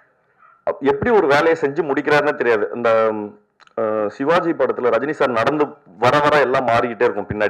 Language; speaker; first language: Tamil; native; Tamil